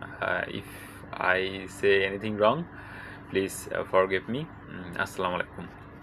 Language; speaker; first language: English; non-native, local second language; Bangla